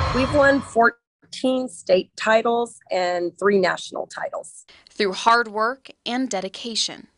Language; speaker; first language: English; native; English